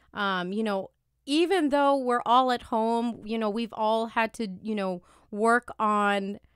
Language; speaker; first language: English; early bilingual, other home language; Spanish